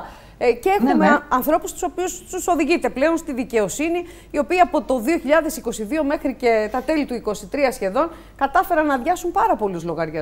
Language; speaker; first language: Greek; native; Greek